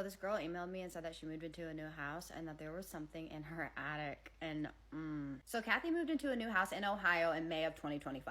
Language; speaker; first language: English; native; English